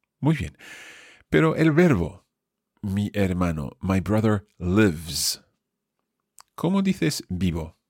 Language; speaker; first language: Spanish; non-native, fluent; English